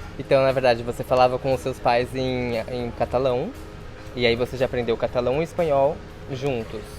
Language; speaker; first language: Portuguese; native; Portuguese